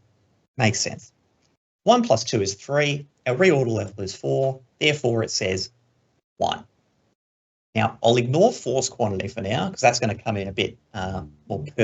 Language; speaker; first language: English; native; English